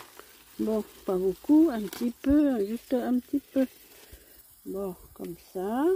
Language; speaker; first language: French; non-native, learner; Hmong